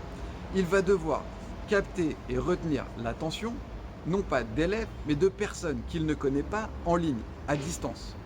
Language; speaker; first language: French; native; French